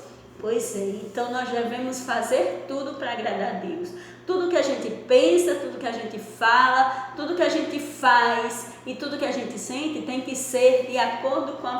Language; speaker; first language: Portuguese; native; Portuguese